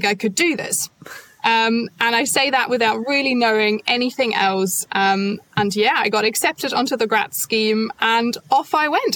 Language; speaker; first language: English; non-native, fluent; German